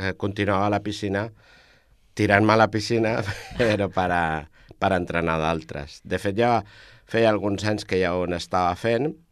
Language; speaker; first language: Catalan; native; Catalan